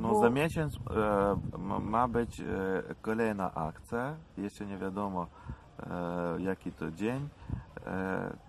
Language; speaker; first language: Polish; non-native, learner; Ukrainian